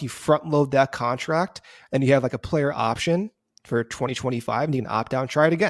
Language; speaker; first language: English; native; English